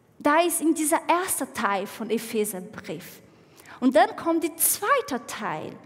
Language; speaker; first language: German; non-native, fluent; Portuguese